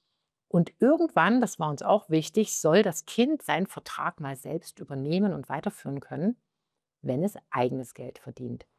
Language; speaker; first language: German; native; German